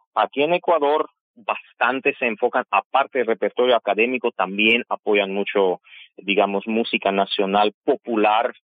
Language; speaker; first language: Spanish; non-native, fluent; Armenian